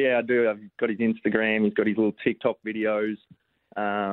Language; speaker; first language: English; native; English